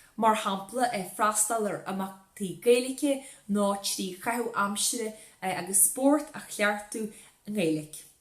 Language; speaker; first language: Irish; native; Irish